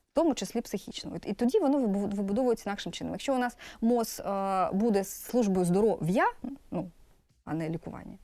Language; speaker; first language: Ukrainian; non-native, local second language; Russian